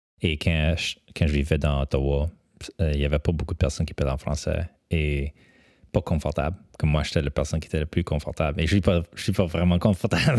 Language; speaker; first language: French; early bilingual, heritage; French